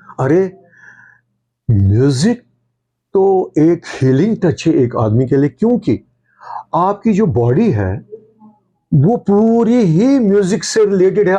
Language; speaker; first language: Hindi; non-native, local second language; Kashmiri